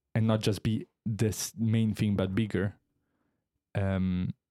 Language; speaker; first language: English; non-native, fluent; Italian